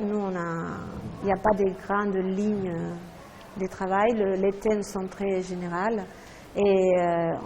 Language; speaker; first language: French; non-native, fluent; Spanish